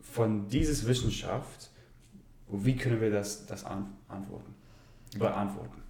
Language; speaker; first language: German; non-native, learner; English